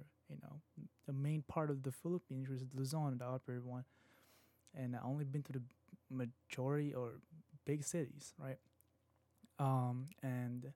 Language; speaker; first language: English; non-native, local second language; Filipino